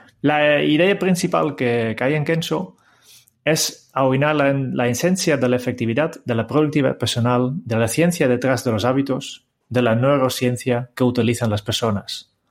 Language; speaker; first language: Spanish; non-native, fluent; Dutch